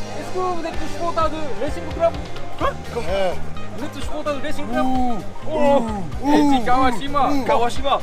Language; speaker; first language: French; non-native, learner; Japanese